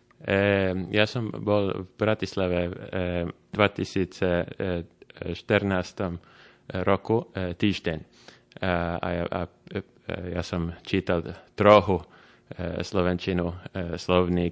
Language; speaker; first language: Slovak; non-native, learner; Finnish